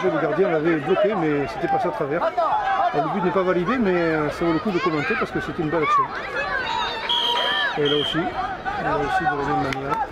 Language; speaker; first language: French; native; French